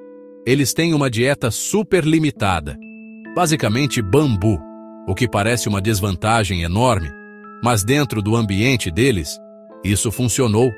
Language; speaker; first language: Portuguese; native; Portuguese